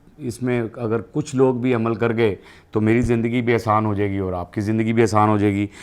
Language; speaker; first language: Urdu; non-native, local second language; Punjabi